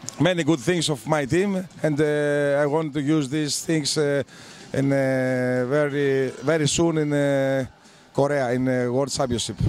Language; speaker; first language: English; non-native, learner; Greek